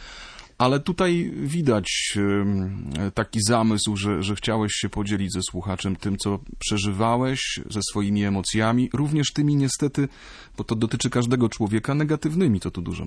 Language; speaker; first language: Polish; native; Polish